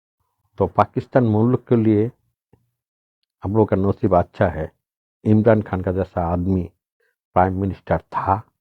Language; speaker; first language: Hindi; non-native, local second language; Bangla